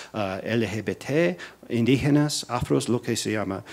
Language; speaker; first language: Spanish; non-native, fluent; English